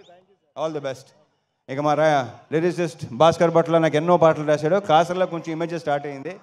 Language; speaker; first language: Telugu; native; Telugu